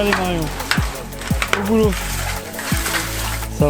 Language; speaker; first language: French; native; French